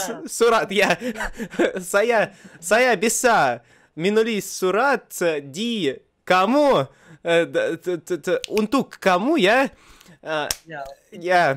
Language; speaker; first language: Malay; non-native, learner; Russian